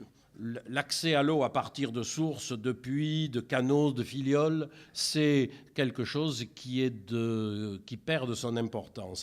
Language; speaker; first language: French; native; French